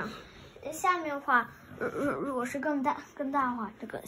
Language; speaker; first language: Chinese; early bilingual, heritage; Chinese